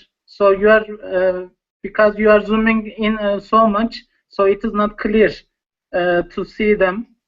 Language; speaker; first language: English; non-native, learner; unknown